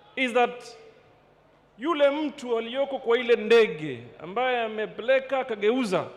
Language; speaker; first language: Swahili; native; Swahili